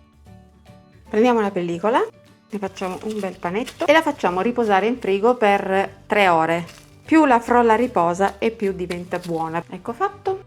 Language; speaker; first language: Italian; native; Italian